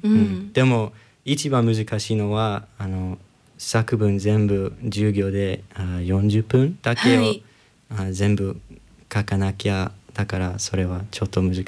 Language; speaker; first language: Japanese; non-native, learner; English